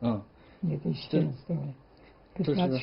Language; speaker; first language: Russian; native; Russian